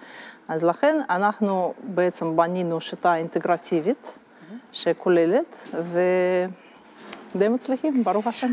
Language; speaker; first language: Hebrew; non-native, fluent; Russian